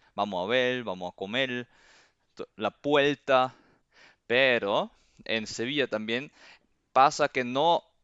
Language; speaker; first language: Spanish; early bilingual, heritage; Spanish